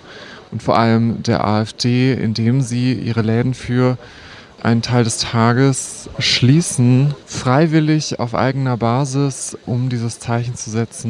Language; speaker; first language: German; native; German